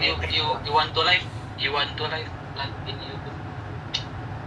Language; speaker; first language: English; non-native, learner; Indonesian